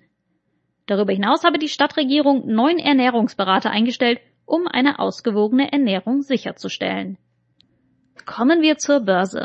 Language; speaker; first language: German; native; German